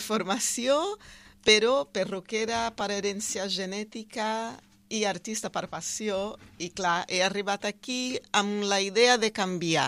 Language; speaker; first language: Catalan; non-native, fluent; Portuguese